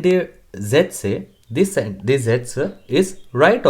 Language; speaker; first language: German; non-native, learner; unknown